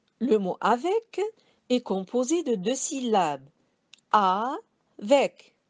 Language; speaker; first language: French; non-native, local second language; Arabic